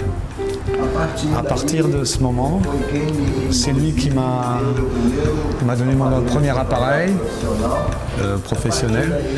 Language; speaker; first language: French; non-native, fluent; Portuguese